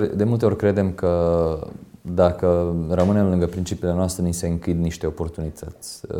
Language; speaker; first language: Romanian; non-native, local second language; Hungarian